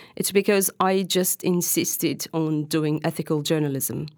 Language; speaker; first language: English; non-native, fluent; Turkish